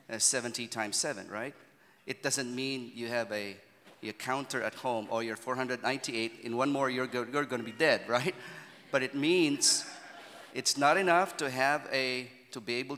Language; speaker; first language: English; non-native, local second language; Filipino